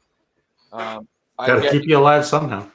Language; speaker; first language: English; native; English